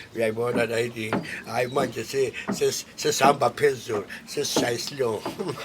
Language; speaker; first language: Zulu; native; Zulu